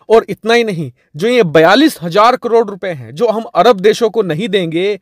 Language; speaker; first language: Hindi; native; Hindi